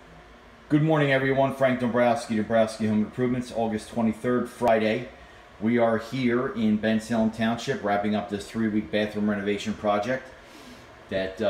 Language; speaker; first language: English; native; English